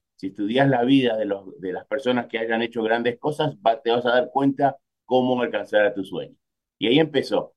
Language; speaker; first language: Spanish; native; Spanish